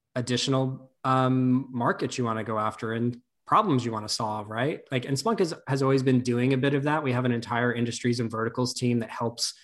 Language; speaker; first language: English; native; English